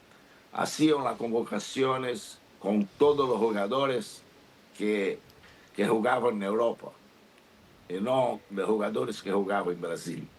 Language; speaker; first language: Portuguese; non-native, learner; Spanish